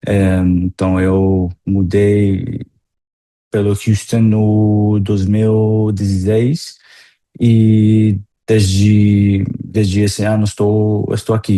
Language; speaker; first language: Portuguese; non-native, fluent; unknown